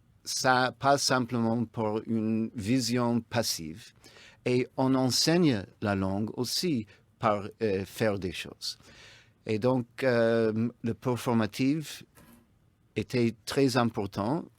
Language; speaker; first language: French; non-native, fluent; English